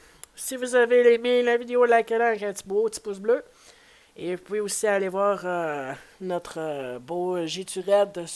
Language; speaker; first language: French; native; French